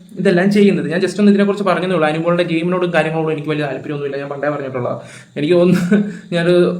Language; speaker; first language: Malayalam; native; Malayalam